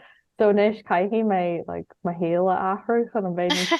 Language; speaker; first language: Irish; non-native, local second language; English